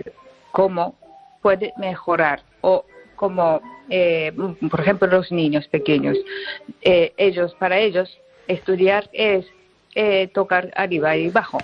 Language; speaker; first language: Spanish; non-native, fluent; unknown